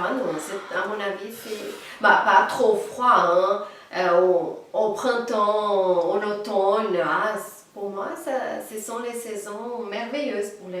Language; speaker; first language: French; non-native, fluent; Portuguese